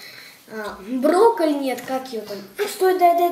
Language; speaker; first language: Russian; native; Russian